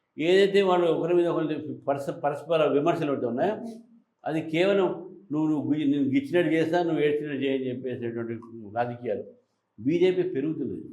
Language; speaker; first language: Telugu; native; Telugu